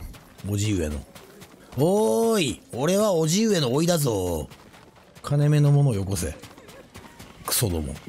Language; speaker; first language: Japanese; native; Japanese